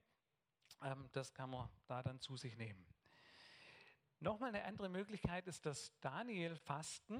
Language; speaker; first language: German; native; German